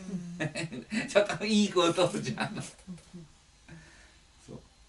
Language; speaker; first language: Japanese; non-native, learner; Italian